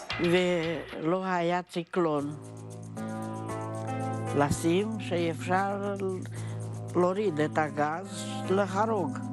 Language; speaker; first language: Hebrew; non-native, fluent; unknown